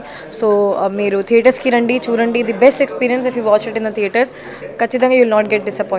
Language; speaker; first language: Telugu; non-native, fluent; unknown